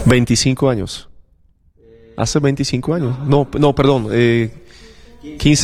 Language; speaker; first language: Spanish; non-native, fluent; Polish